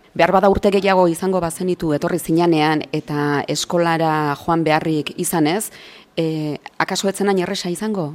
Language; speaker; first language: Basque; native; Basque